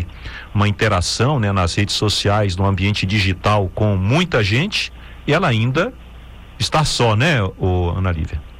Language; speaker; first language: Portuguese; native; Portuguese